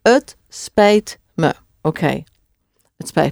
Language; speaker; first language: Dutch; non-native, fluent; English